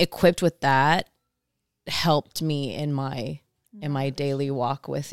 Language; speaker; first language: English; non-native, fluent; Samoan